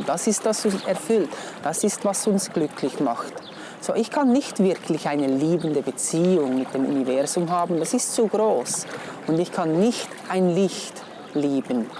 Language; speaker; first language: German; non-native, fluent; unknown